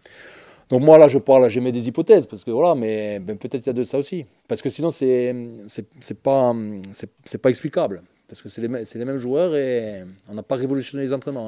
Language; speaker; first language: French; native; French